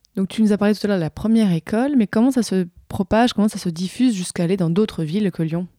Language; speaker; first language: French; native; French